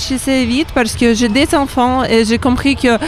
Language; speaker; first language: French; non-native, learner; Ukrainian